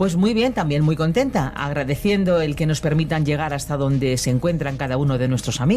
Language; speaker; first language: Spanish; native; Spanish